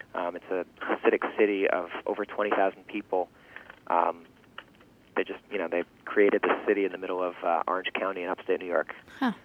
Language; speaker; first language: English; early bilingual, other home language; Yiddish